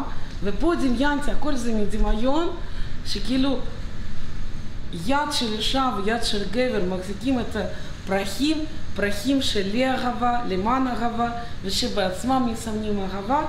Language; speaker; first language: Hebrew; non-native, fluent; Russian